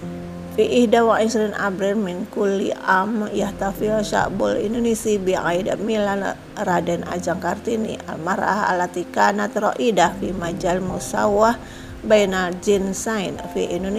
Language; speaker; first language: Arabic; non-native, fluent; Indonesian